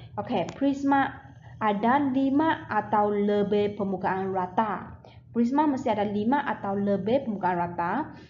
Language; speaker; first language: Malay; native; Malay